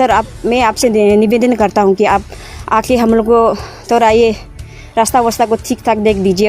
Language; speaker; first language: Hindi; non-native, local second language; Karbi